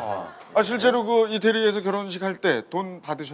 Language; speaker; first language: Korean; native; Korean